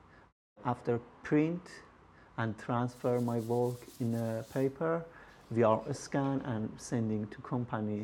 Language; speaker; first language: English; non-native, learner; Persian